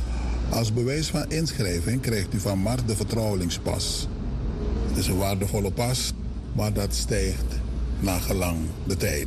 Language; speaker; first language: Dutch; native; Dutch